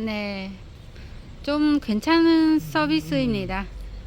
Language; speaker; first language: Korean; non-native, learner; Vietnamese